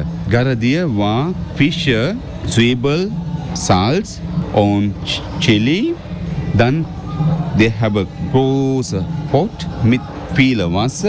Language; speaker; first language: German; non-native, learner; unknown